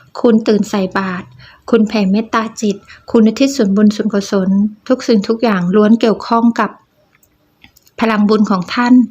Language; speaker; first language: Thai; native; Thai